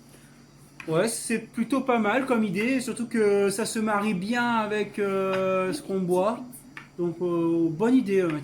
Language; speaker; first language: French; native; French